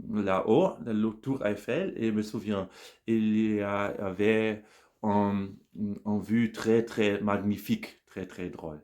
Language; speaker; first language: French; non-native, learner; German